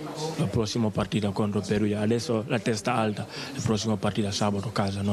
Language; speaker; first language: Italian; non-native, learner; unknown